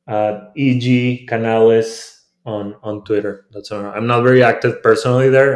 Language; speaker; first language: English; non-native, fluent; Spanish